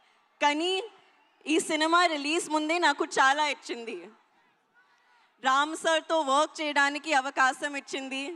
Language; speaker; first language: Telugu; non-native, learner; Hindi